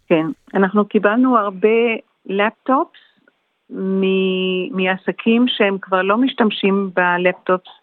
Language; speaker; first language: Hebrew; early bilingual, heritage; Hebrew